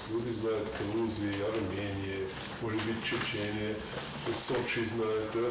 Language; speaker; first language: Russian; non-native, learner; German